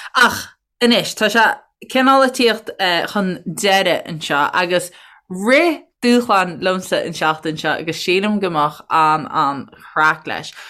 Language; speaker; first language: Irish; native; Irish